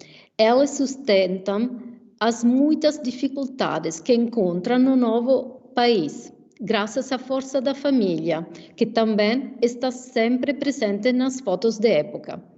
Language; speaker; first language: Portuguese; non-native, fluent; Italian